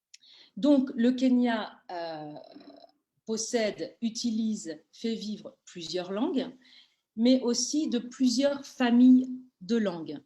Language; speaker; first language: French; native; French